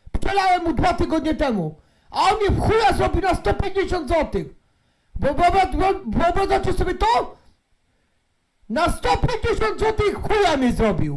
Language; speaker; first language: Polish; native; Polish